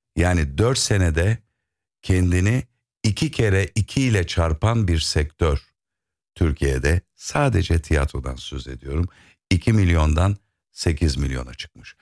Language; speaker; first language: Turkish; native; Turkish